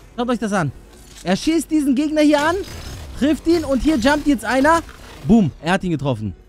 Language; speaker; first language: German; early bilingual, other home language; Albanian